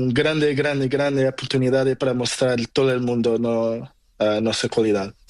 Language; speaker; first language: Spanish; non-native, learner; Portuguese